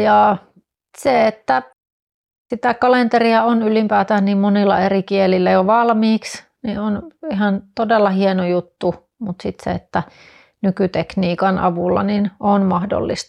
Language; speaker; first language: Finnish; native; Finnish